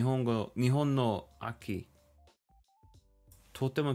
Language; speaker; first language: Japanese; non-native, learner; English